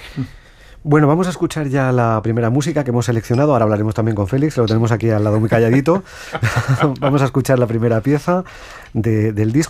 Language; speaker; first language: Spanish; native; Spanish